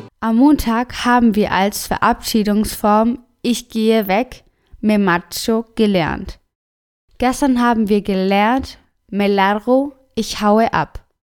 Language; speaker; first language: German; non-native, fluent; Spanish